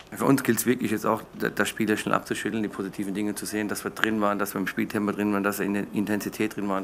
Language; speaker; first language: German; native; German